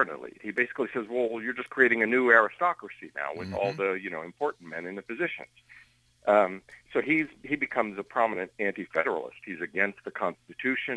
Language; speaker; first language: English; native; English